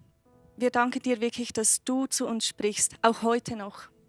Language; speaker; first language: German; native; German